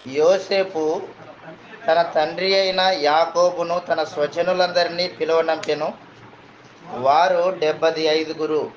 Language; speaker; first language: Telugu; native; Telugu